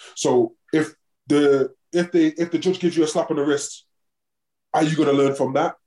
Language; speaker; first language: English; native; English